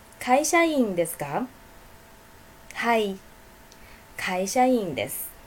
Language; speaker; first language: Japanese; non-native, fluent; Chinese